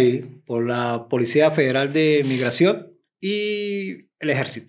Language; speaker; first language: Portuguese; non-native, learner; Spanish